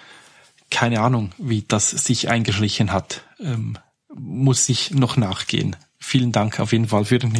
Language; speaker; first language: German; native; German